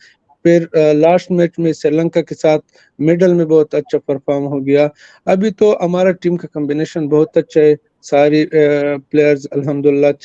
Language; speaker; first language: Hindi; non-native, fluent; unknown